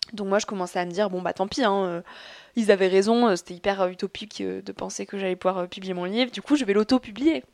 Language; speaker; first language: French; native; French